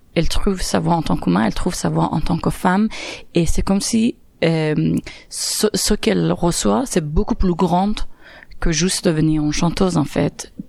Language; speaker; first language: French; non-native, fluent; Persian